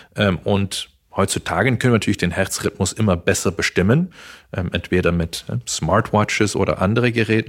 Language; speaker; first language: German; non-native, fluent; Dutch